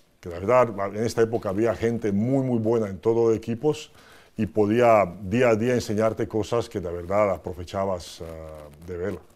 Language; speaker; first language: Spanish; non-native, fluent; Croatian